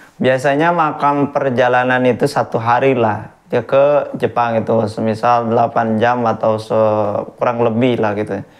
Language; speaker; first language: Indonesian; native; Indonesian